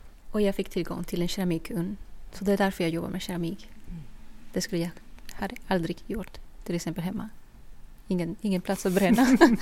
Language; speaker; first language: Swedish; non-native, fluent; Spanish